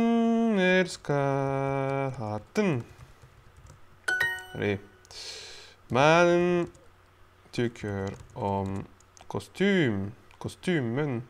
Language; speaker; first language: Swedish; non-native, learner; French